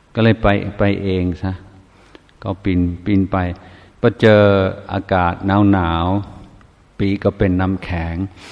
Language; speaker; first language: Thai; non-native, fluent; English